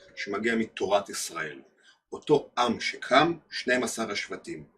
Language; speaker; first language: Hebrew; non-native, fluent; Russian